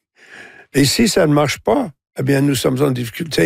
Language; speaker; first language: French; non-native, local second language; English